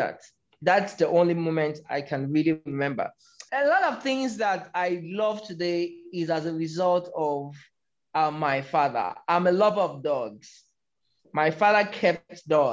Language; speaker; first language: English; non-native, local second language; Yoruba